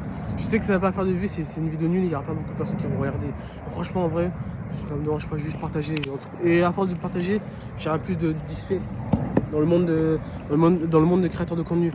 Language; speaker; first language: French; native; French